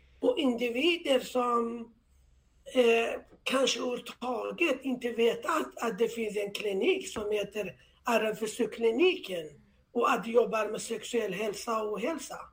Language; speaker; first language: Swedish; non-native, fluent; Persian